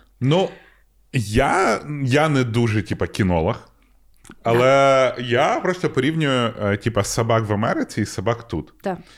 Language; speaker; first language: Ukrainian; non-native, local second language; Russian